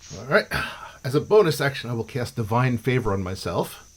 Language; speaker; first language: English; native; English